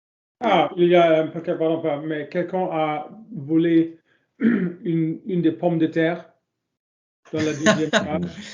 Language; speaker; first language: French; non-native, learner; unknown